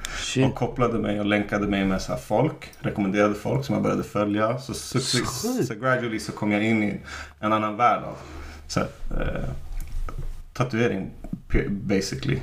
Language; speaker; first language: Swedish; native; Swedish